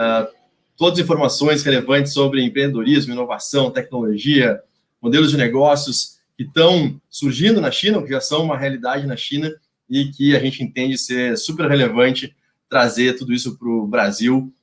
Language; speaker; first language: Portuguese; native; Portuguese